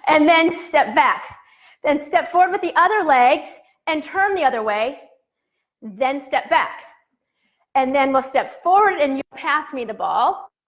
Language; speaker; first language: English; native; English